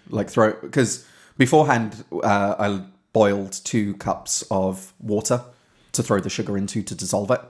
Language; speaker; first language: English; native; English